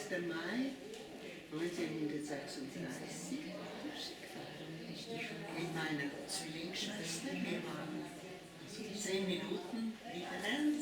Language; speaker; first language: German; non-native, fluent; Hungarian